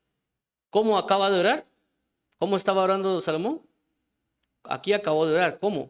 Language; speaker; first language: Spanish; native; Spanish